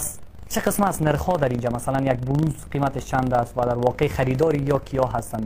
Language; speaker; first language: Persian; native; Persian